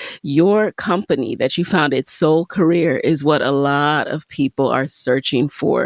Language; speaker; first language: English; native; English